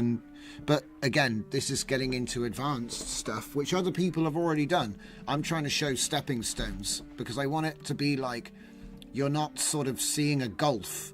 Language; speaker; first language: English; native; English